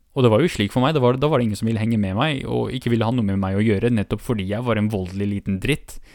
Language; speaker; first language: Norwegian; early bilingual, other home language; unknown